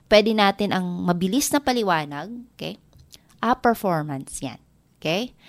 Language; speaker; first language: Filipino; non-native, local second language; Waray